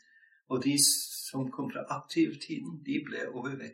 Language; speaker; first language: Norwegian; non-native, fluent; English